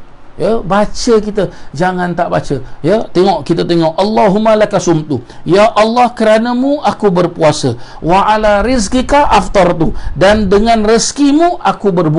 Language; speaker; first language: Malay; native; Malay